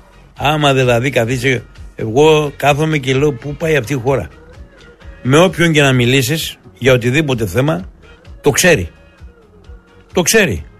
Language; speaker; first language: Greek; native; Greek